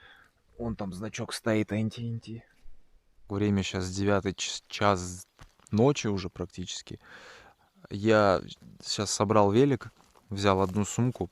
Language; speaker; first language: Russian; native; Russian